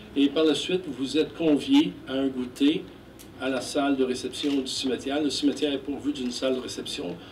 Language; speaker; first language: French; native; French